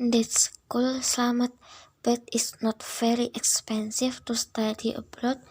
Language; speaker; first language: English; non-native, learner; Indonesian